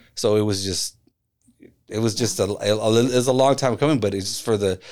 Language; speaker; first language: English; native; English